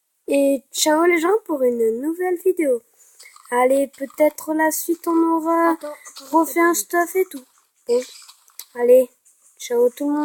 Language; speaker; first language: French; native; French